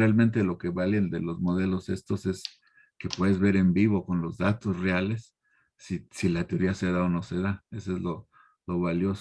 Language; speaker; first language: Spanish; native; Spanish